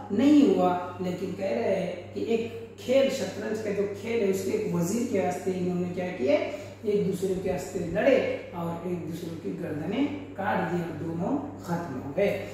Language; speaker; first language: Urdu; native; Urdu